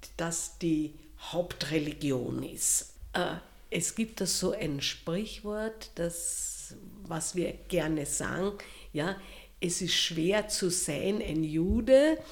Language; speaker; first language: German; native; German